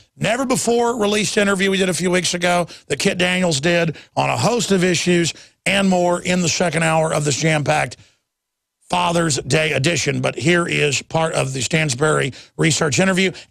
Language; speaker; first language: English; native; English